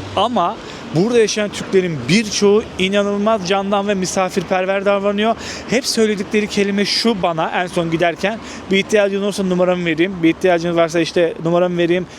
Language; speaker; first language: Turkish; native; Turkish